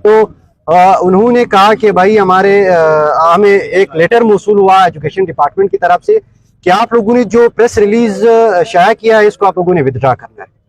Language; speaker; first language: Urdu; non-native, local second language; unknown